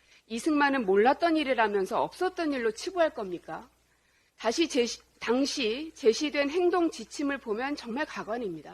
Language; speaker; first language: Korean; native; Korean